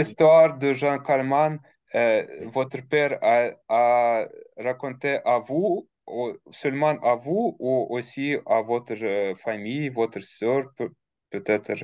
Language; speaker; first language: French; non-native, learner; Russian